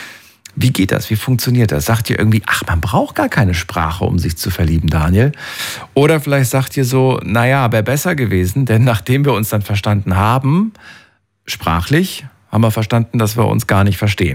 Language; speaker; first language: German; native; German